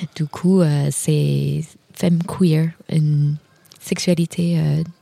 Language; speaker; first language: French; non-native, fluent; English